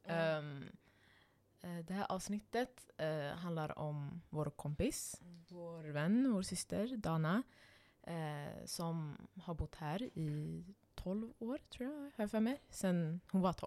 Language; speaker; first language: Swedish; non-native, local second language; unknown